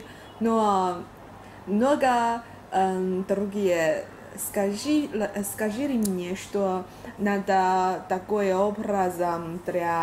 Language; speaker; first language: Russian; non-native, learner; Chinese